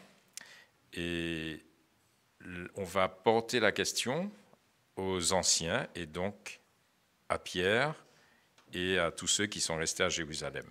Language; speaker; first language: French; native; French